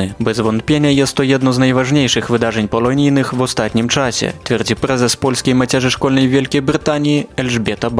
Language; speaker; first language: Polish; native; Polish